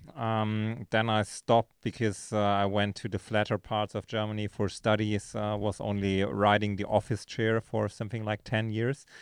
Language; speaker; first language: English; non-native, fluent; German